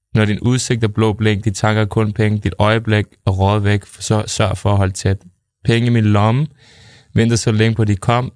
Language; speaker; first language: Danish; native; Danish